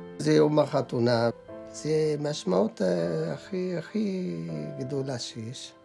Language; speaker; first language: Hebrew; non-native, fluent; Amharic